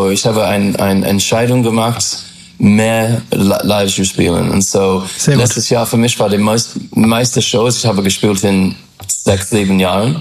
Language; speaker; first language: German; non-native, fluent; English